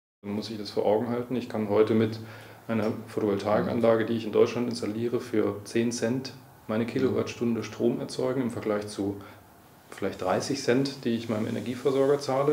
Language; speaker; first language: German; native; German